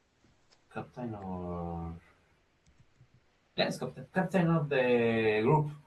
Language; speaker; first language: English; non-native, learner; Spanish